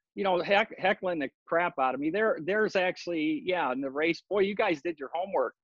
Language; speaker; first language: English; native; English